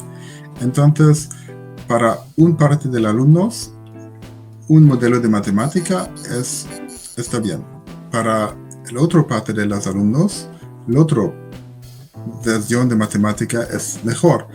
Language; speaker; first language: Spanish; non-native, learner; German